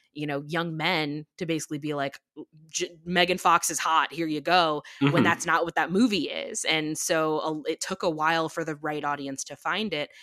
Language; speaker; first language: English; native; English